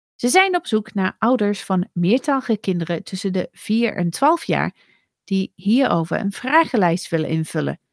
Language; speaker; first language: Dutch; non-native, fluent; English